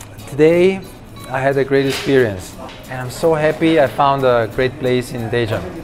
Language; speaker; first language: English; non-native, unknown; Italian